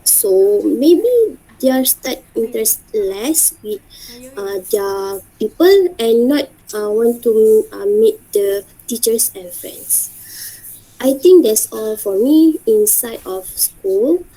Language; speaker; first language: English; non-native, learner; Malay